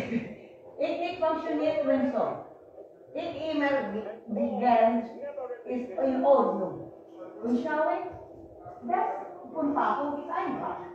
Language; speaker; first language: German; non-native, learner; Filipino